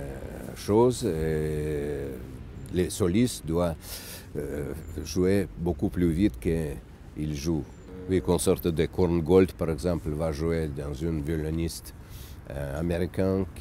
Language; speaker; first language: French; non-native, learner; Russian